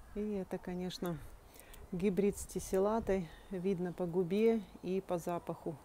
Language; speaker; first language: Russian; native; Russian